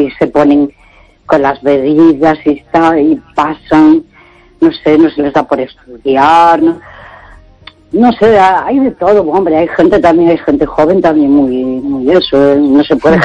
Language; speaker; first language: Spanish; native; Spanish